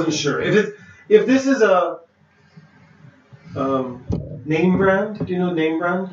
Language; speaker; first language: English; non-native, fluent; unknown